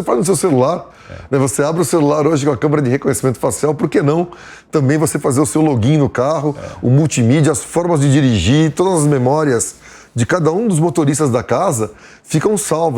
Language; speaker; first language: Portuguese; native; Portuguese